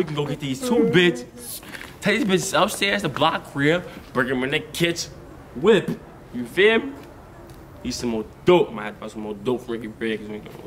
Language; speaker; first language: English; native; English